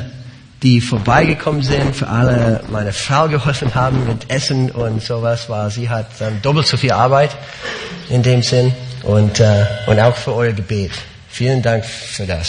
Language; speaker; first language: German; non-native, fluent; English